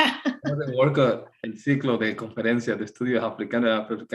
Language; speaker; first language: Spanish; non-native, learner; English